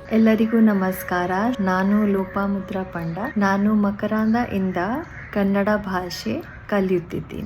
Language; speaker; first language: Kannada; non-native, learner; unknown